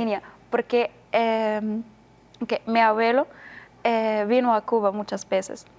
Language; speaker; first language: Spanish; non-native, learner; Arabic